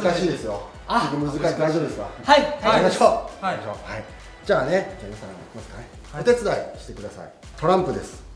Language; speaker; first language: Japanese; non-native, learner; Korean